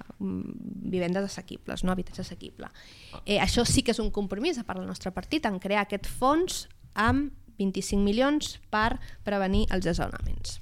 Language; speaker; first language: Catalan; native; Catalan